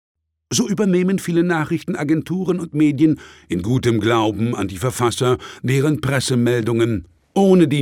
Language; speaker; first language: German; native; German